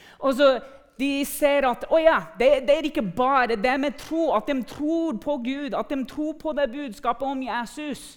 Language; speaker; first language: Norwegian; non-native, fluent; English